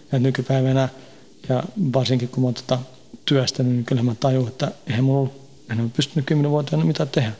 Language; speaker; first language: Finnish; early bilingual, heritage; Finnish